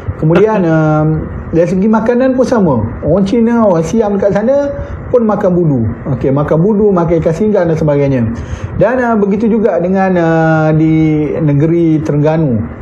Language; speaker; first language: Malay; native; Malay